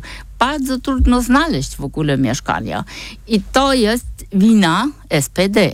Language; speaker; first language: Polish; non-native, fluent; German